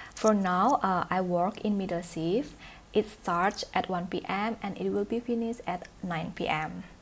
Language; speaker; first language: English; non-native, learner; Indonesian